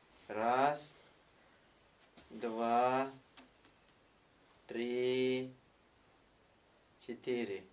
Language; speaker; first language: Russian; non-native, fluent; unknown